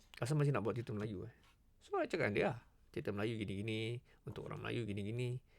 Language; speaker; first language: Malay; native; Malay